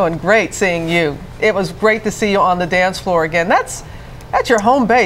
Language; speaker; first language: English; native; English